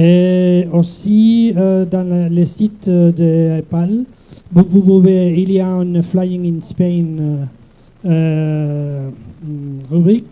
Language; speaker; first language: French; non-native, learner; Spanish